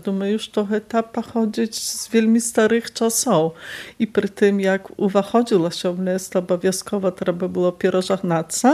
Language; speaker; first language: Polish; non-native, local second language; Belarusian